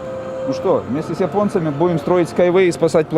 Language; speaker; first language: Russian; native; Russian